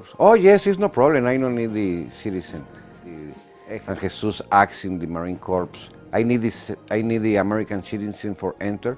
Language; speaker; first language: English; non-native, learner; Spanish